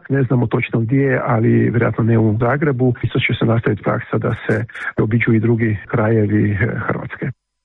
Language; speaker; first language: Croatian; early bilingual, heritage; Croatian